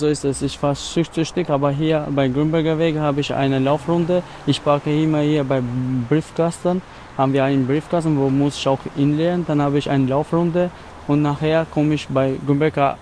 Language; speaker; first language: German; non-native, learner; Albanian